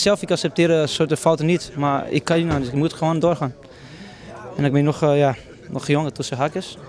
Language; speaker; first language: Dutch; non-native, fluent; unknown